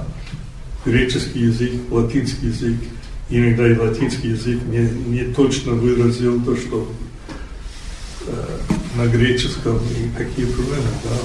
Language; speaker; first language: Russian; non-native, fluent; English